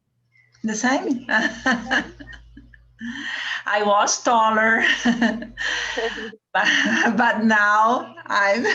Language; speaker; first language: English; non-native, learner; Portuguese